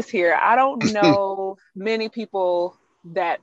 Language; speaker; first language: English; native; English